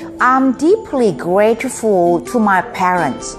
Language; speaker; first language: English; non-native, fluent; Korean